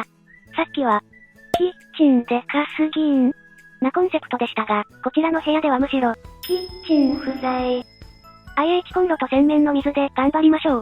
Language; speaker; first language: Japanese; native; Japanese